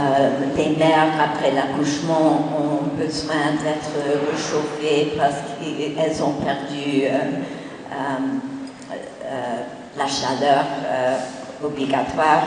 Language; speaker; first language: French; non-native, fluent; English